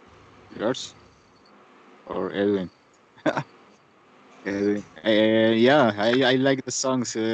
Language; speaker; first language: English; non-native, learner; Spanish